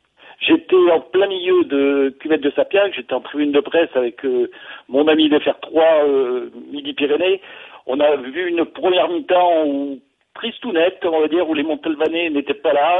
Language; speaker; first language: French; native; French